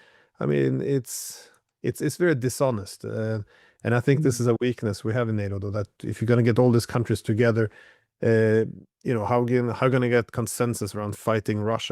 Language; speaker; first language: English; non-native, fluent; Norwegian